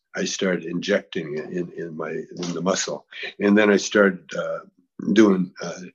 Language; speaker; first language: English; native; English